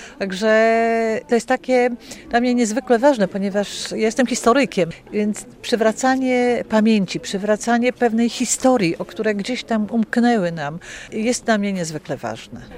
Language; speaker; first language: Polish; native; Polish